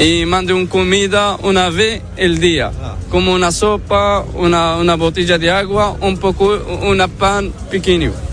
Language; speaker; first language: Spanish; non-native, learner; Arabic